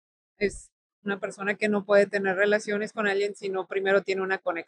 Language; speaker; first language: Spanish; native; Spanish